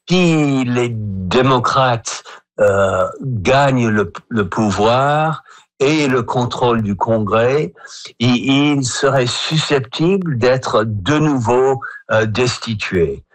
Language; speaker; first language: French; non-native, fluent; English